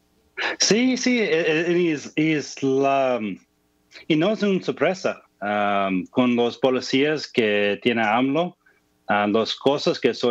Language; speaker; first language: Spanish; non-native, fluent; English